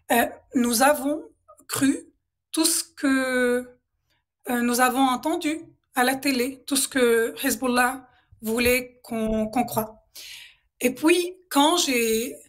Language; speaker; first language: French; non-native, local second language; Arabic